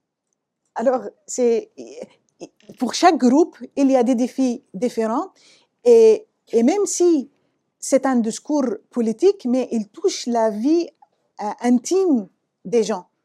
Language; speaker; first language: French; non-native, fluent; Arabic